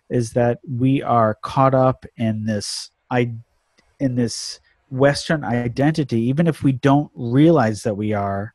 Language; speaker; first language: English; native; English